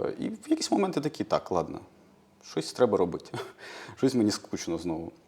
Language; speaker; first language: Ukrainian; non-native, local second language; Russian